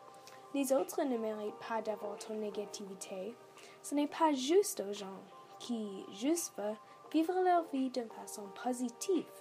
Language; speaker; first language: French; non-native, learner; English